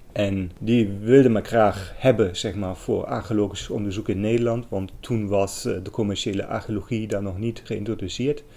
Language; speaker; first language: Dutch; non-native, fluent; German